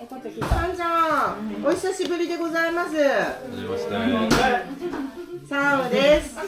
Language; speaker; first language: Japanese; native; Japanese